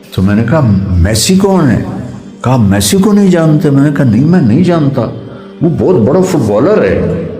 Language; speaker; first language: Urdu; non-native, local second language; Punjabi